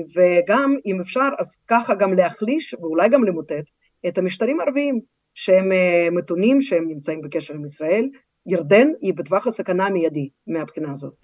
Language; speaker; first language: Hebrew; non-native, fluent; Russian